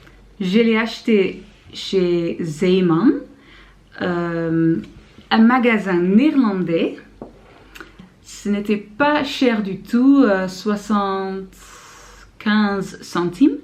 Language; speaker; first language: French; non-native, learner; Dutch